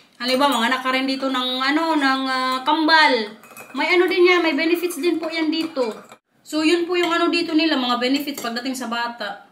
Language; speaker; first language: Filipino; non-native, local second language; Waray